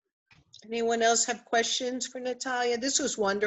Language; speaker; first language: English; native; English